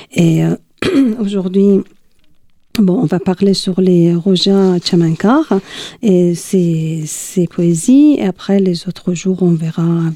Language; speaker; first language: French; non-native, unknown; Persian